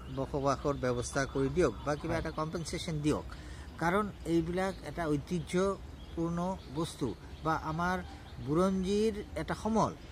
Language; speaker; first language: Assamese; native; Assamese